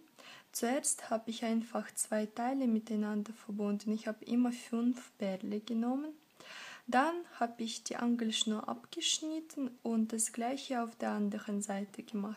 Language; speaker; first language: German; non-native, fluent; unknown